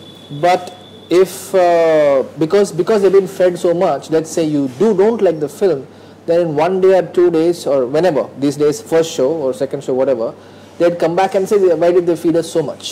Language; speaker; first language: English; non-native, local second language; Hindi